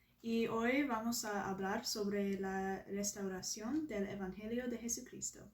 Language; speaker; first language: Spanish; non-native, learner; English